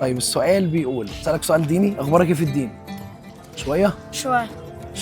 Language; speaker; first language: Arabic; native; Arabic